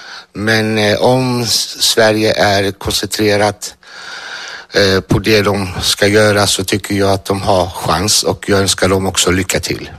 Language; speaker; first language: Swedish; early bilingual, other home language; Greek